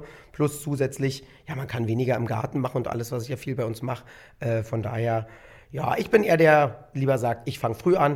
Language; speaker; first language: German; native; German